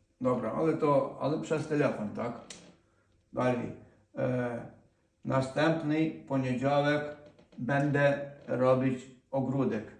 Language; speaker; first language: Polish; non-native, fluent; Ukrainian